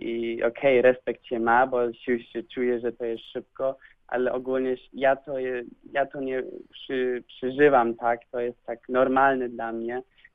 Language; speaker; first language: Polish; early bilingual, heritage; Polish